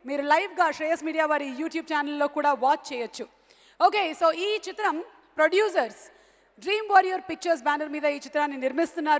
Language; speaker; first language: Telugu; native; Telugu